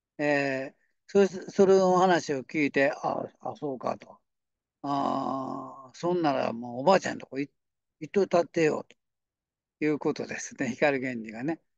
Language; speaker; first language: Japanese; native; Japanese